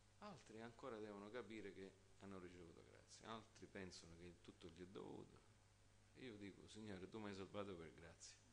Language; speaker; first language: Italian; native; Italian